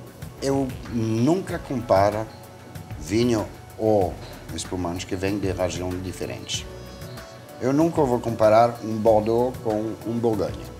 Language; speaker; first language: Portuguese; non-native, fluent; French